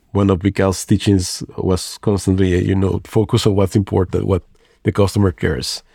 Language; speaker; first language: English; non-native, fluent; Spanish